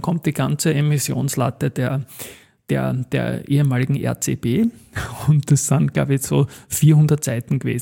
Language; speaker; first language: German; native; German